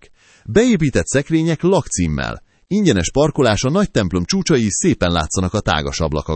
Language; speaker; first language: Hungarian; native; Hungarian